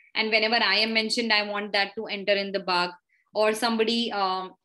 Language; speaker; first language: English; non-native, local second language; Hindi